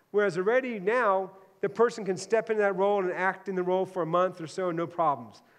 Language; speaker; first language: English; native; English